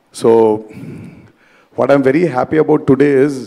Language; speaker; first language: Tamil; non-native, learner; Telugu